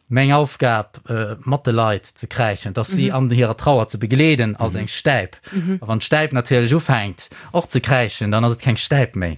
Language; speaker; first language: Luxembourgish; native; Luxembourgish